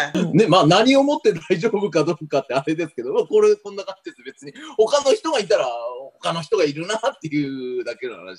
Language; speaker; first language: Japanese; native; Japanese